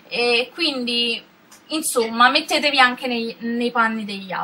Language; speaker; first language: Italian; native; Italian